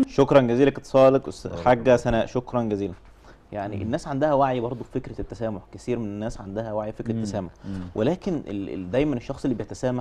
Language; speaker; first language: Arabic; native; Arabic